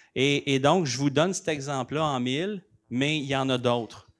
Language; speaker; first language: French; native; French